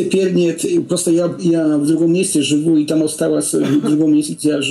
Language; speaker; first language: Russian; non-native, learner; Polish